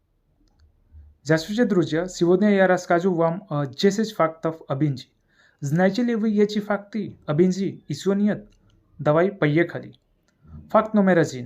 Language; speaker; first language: Russian; non-native, learner; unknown